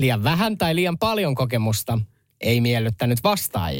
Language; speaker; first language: Finnish; native; Finnish